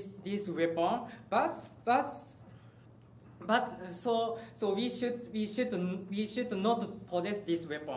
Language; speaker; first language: English; non-native, learner; Japanese